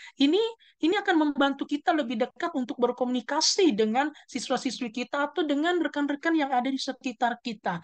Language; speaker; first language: Indonesian; native; Indonesian